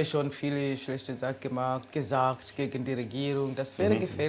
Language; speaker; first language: German; non-native, learner; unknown